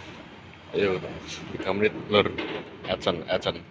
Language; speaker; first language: Indonesian; non-native, local second language; Javanese